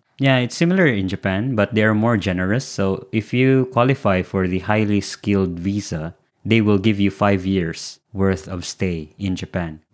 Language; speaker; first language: English; non-native, local second language; Filipino